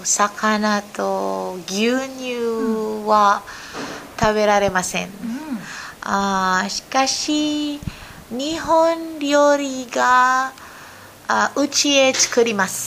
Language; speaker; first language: Japanese; non-native, learner; Filipino